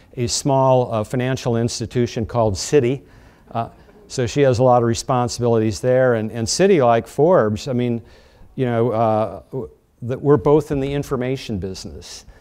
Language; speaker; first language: English; native; English